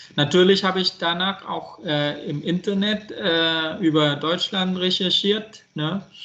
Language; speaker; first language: German; non-native, fluent; Vietnamese